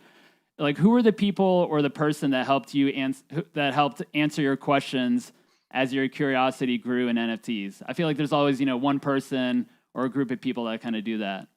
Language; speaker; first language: English; native; English